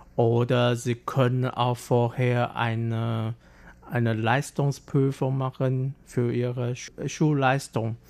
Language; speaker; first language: German; non-native, fluent; Chinese